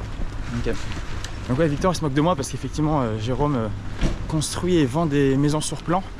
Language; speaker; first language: French; native; French